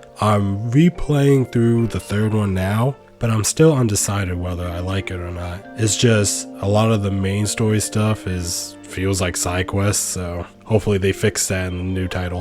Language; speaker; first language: English; native; English